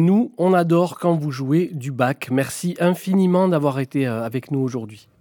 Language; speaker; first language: French; native; French